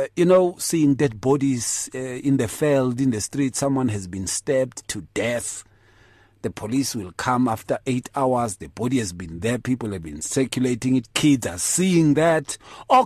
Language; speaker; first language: English; non-native, local second language; Northern Sotho